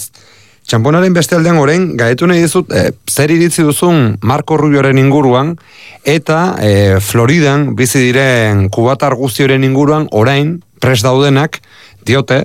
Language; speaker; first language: Basque; native; Basque